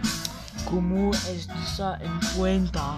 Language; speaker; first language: Spanish; non-native, learner; French